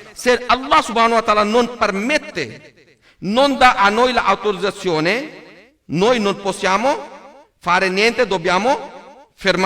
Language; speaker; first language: Italian; non-native, learner; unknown